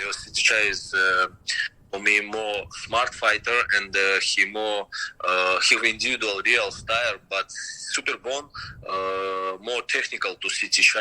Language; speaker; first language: English; non-native, learner; Russian